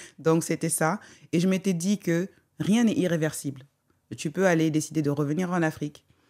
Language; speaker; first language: French; non-native, local second language; Wolof